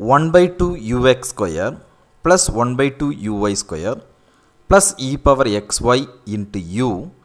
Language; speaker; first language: English; non-native, local second language; Tamil